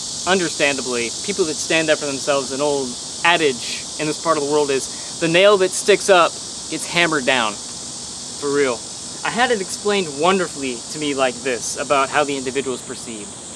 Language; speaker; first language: English; native; English